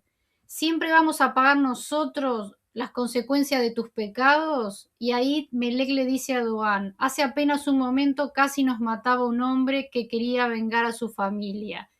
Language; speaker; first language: Spanish; native; Spanish